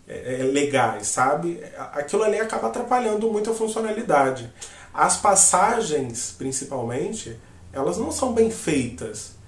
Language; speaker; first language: Portuguese; native; Portuguese